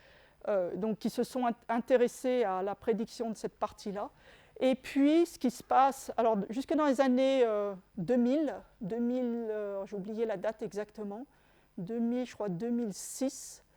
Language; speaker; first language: French; native; French